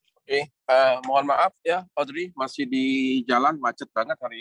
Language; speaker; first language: Indonesian; native; Indonesian